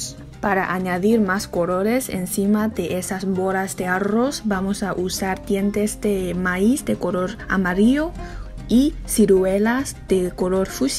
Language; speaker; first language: Spanish; non-native, fluent; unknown